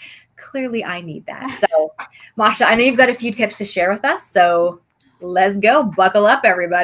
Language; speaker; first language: English; native; English